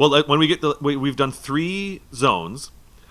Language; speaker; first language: English; native; English